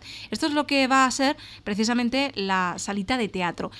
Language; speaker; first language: Spanish; native; Spanish